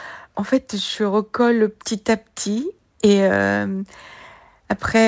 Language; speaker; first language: French; non-native, fluent; Korean